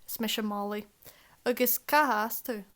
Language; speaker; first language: Irish; non-native, local second language; English